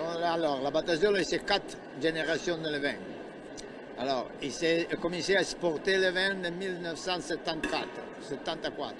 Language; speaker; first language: French; non-native, learner; Italian